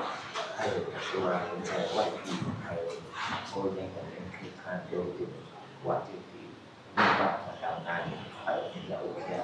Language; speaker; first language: Chinese; non-native, learner; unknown